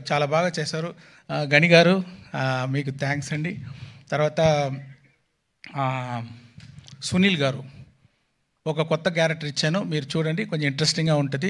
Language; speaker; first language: Telugu; non-native, local second language; Tamil